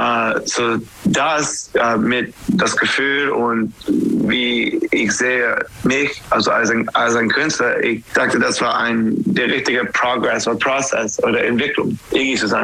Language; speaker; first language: German; non-native, fluent; English